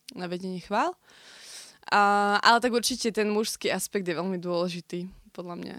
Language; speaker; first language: Slovak; native; Slovak